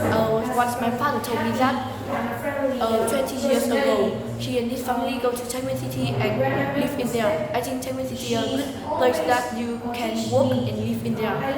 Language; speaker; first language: English; non-native, learner; Vietnamese